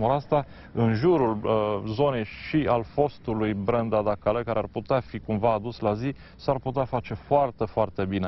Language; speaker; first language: Romanian; native; Romanian